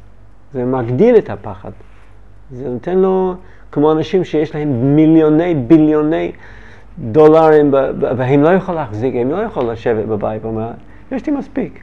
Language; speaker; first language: Hebrew; non-native, learner; English